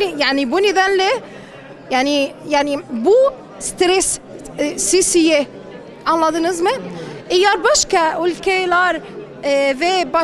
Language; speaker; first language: Turkish; non-native, learner; Arabic